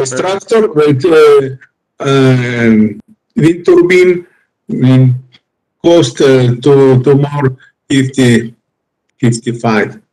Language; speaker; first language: English; non-native, learner; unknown